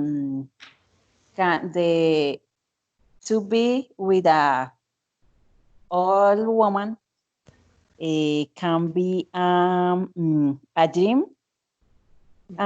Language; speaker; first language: English; non-native, learner; Spanish